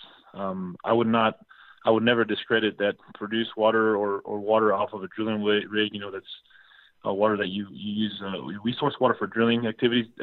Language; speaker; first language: English; native; English